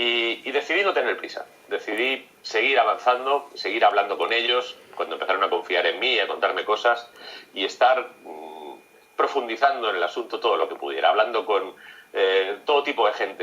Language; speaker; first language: Spanish; native; Spanish